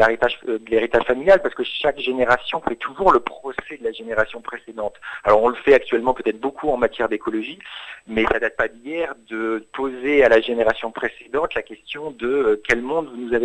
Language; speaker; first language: French; native; French